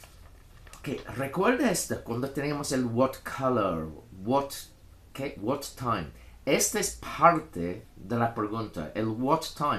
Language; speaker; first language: Spanish; non-native, fluent; English